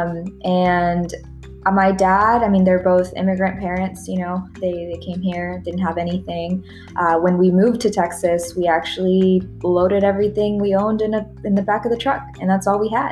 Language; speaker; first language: English; early bilingual, other home language; Spanish